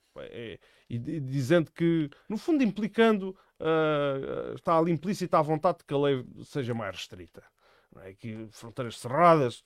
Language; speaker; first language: Portuguese; native; Portuguese